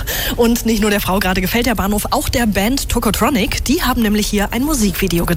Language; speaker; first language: German; native; German